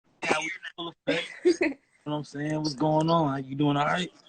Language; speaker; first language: English; native; English